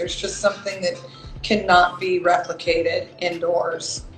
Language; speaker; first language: English; native; English